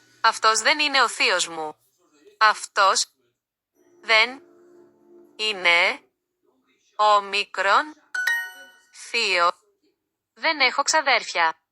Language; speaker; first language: Greek; non-native, learner; Ukrainian